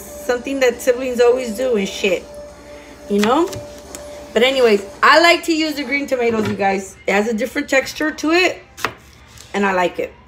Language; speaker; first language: English; early bilingual, other home language; Spanish